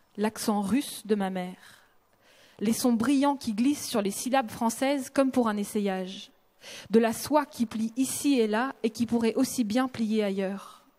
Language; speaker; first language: French; early bilingual, other home language; Russian